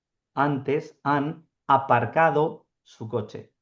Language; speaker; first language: Spanish; non-native, fluent; Urdu